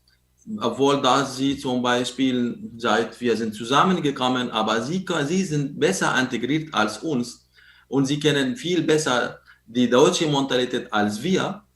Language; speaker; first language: German; non-native, learner; Arabic